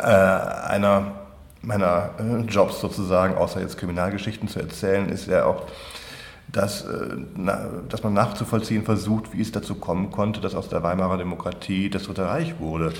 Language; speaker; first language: German; native; German